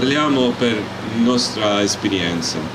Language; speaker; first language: Italian; non-native, learner; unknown